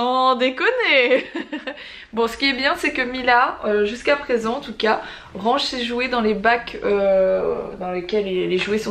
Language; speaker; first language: French; native; French